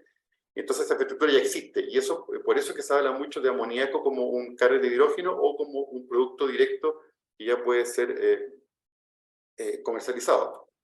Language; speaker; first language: Spanish; native; Spanish